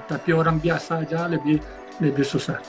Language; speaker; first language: Indonesian; non-native, fluent; Portuguese